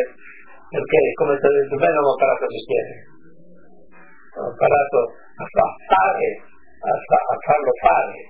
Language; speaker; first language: Italian; non-native, local second language; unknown